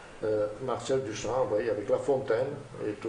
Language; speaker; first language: French; non-native, fluent; Romanian